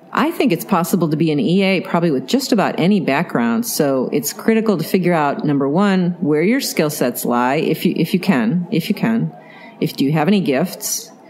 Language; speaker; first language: English; native; English